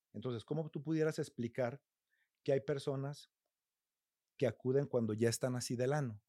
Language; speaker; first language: Spanish; native; Spanish